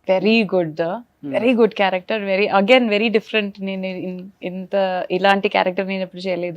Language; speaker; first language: Telugu; non-native, learner; Malayalam